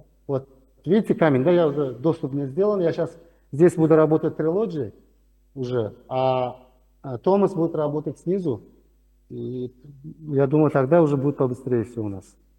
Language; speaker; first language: Russian; non-native, local second language; Uzbek